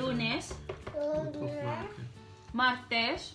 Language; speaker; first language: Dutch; non-native, learner; Filipino